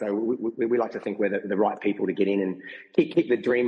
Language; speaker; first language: English; native; English